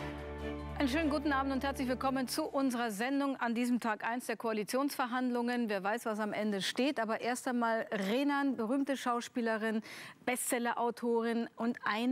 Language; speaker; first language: German; native; German